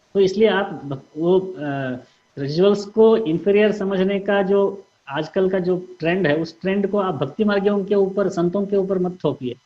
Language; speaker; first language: Hindi; non-native, local second language; Kannada